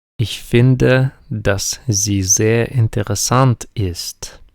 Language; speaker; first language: German; non-native, fluent; Ukrainian